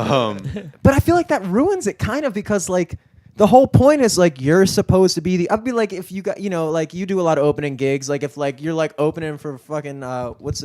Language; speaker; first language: English; native; English